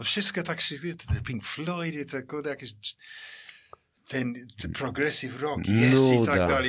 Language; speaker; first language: Polish; non-native, fluent; English